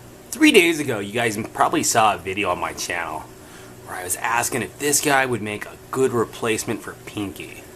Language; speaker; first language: English; native; English